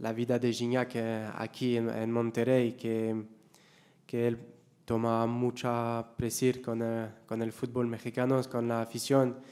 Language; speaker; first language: Spanish; non-native, learner; French